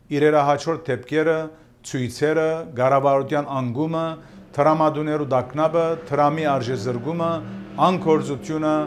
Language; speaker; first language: Armenian; early bilingual, heritage; Armenian